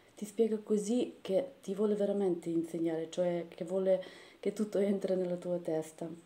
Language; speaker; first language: Italian; non-native, fluent; Ukrainian